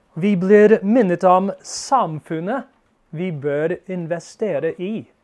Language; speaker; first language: Norwegian; non-native, fluent; English